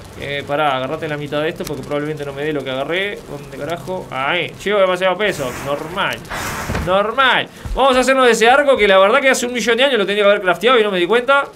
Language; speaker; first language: Spanish; native; Spanish